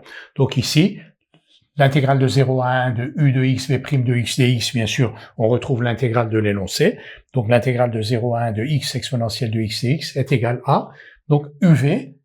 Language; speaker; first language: French; native; French